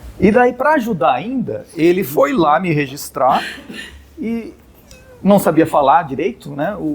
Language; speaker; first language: Portuguese; native; Portuguese